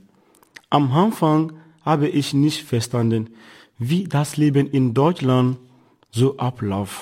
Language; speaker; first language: German; non-native, fluent; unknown